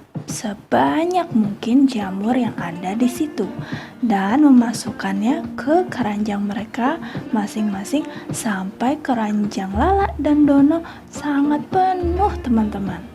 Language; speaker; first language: Indonesian; native; Indonesian